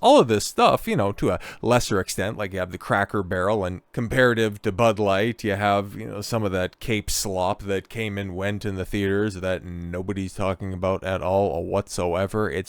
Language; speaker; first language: English; native; English